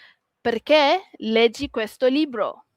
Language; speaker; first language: Italian; non-native, fluent; Malay